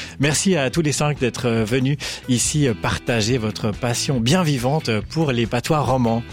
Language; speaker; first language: French; native; French